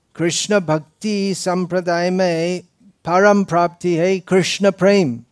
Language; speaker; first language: Hindi; non-native, fluent; English